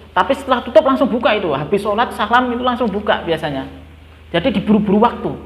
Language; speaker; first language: Indonesian; non-native, local second language; Javanese